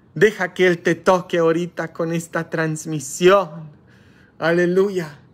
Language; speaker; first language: Spanish; non-native, fluent; Polish